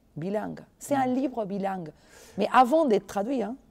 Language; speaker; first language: French; non-native, fluent; Spanish